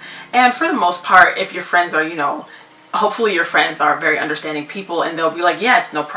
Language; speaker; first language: English; native; English